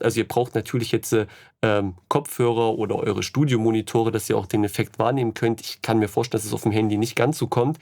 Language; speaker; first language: German; native; German